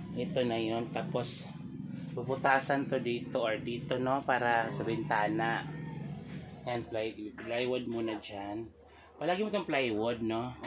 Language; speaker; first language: Filipino; non-native, local second language; Cebuano